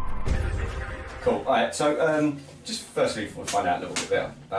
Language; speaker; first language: English; native; English